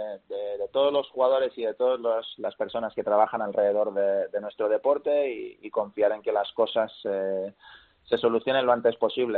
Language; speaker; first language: Spanish; native; Spanish